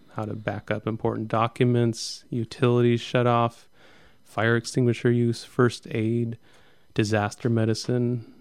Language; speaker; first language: English; native; English